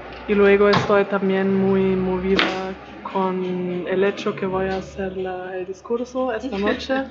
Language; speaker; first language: Spanish; non-native, learner; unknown